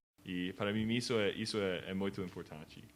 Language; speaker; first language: Portuguese; non-native, learner; English